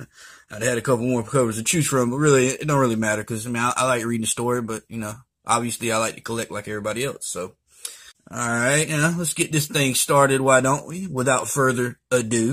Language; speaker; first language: English; native; English